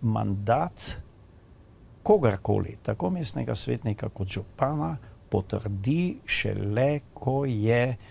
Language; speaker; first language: Slovenian; native; Slovenian